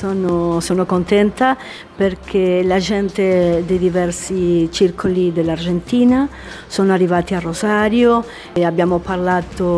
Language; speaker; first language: Italian; early bilingual, heritage; Spanish